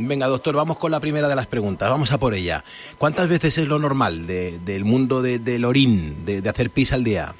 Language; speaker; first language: Spanish; native; Spanish